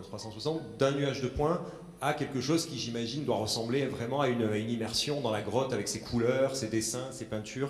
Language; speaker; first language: French; native; French